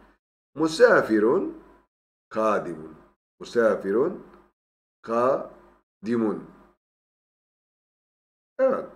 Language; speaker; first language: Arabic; non-native, fluent; Turkish